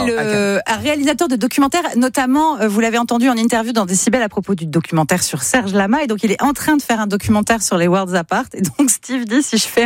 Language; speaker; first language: French; native; French